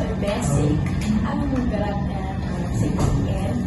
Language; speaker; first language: English; non-native, learner; Indonesian